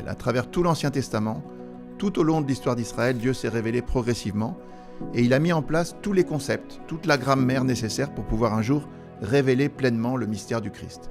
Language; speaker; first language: French; native; French